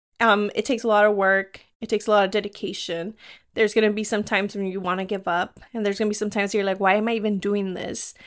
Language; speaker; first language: English; early bilingual, other home language; Spanish